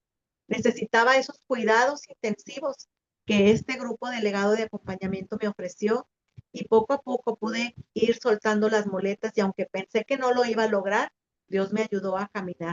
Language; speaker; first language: Spanish; native; Spanish